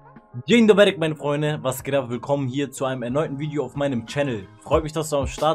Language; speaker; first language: German; native; German